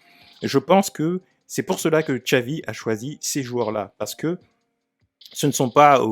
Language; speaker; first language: French; native; French